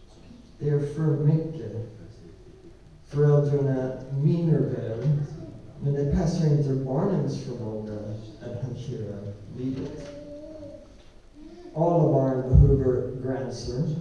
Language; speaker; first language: Swedish; non-native, learner; English